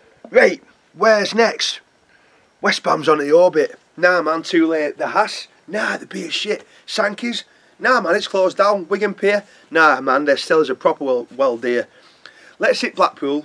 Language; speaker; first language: English; native; English